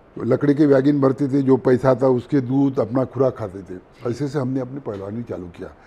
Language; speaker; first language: Hindi; non-native, local second language; Marathi